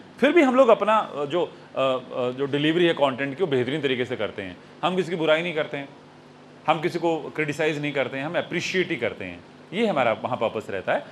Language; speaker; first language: Hindi; native; Hindi